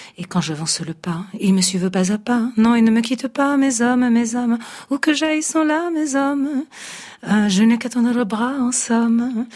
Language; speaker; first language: French; early bilingual, other home language; Italian